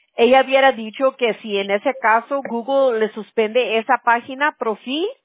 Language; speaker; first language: Spanish; early bilingual, other home language; English